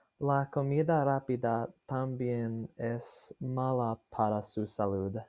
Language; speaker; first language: Spanish; non-native, learner; English